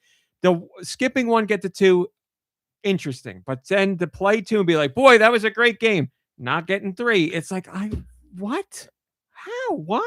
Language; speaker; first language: English; native; English